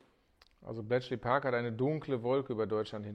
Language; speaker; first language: German; native; German